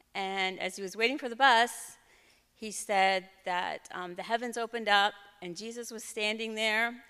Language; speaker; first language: English; native; English